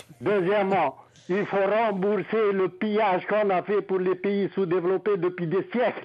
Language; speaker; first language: French; non-native, local second language; Arabic